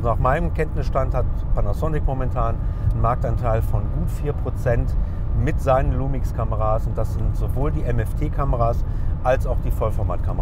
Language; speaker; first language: German; native; German